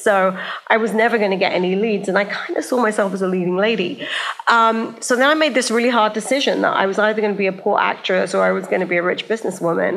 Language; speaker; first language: English; native; English